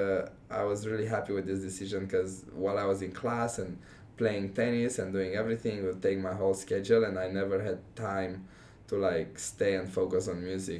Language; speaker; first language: English; non-native, fluent; Romanian